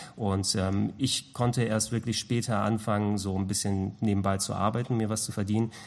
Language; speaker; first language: German; non-native, local second language; Greek